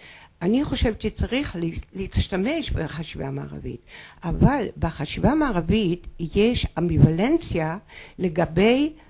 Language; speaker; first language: Hebrew; non-native, fluent; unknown